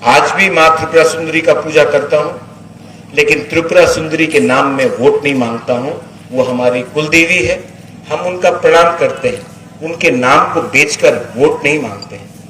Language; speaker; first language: Hindi; non-native, local second language; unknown